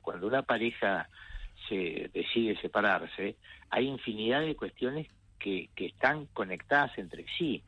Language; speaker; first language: Spanish; native; Spanish